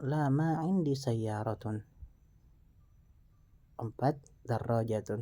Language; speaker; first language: Arabic; non-native, fluent; Indonesian